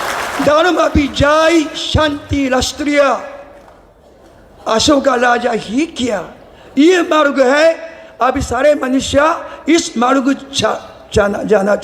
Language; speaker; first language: Hindi; non-native, learner; Japanese